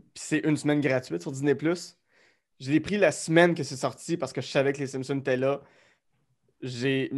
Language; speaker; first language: French; native; French